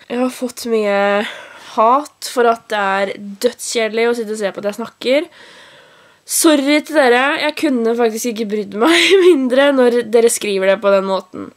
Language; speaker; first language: Norwegian; native; Norwegian